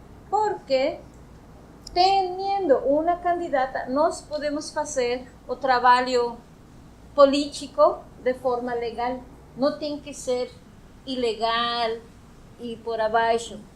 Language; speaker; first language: Portuguese; non-native, fluent; Spanish